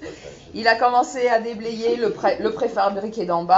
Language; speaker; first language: French; native; French